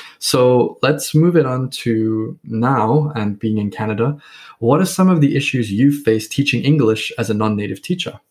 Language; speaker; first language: English; native; English